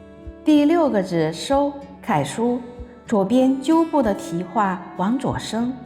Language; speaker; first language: Chinese; native; Chinese